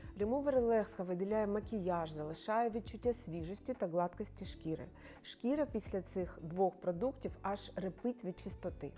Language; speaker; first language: Ukrainian; non-native, local second language; Russian